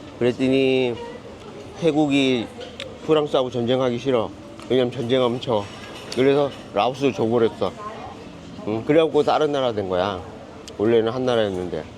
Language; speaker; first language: Korean; native; Korean